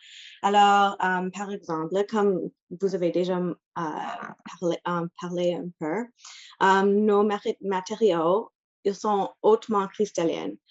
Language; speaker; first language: French; non-native, local second language; English